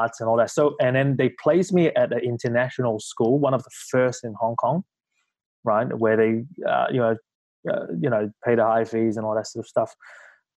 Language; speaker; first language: English; non-native, local second language; Cantonese